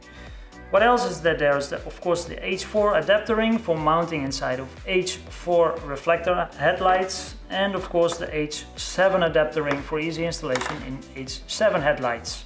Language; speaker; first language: English; non-native, fluent; Dutch